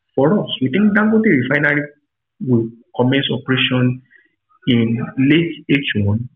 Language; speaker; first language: English; non-native, local second language; Yoruba